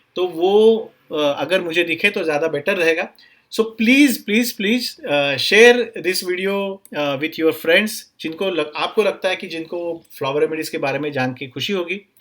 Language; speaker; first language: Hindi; non-native, local second language; Marathi